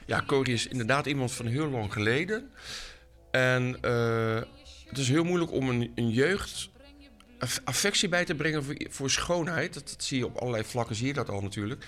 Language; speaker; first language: Dutch; native; Dutch